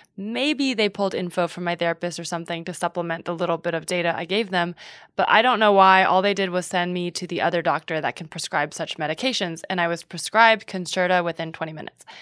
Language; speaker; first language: English; native; English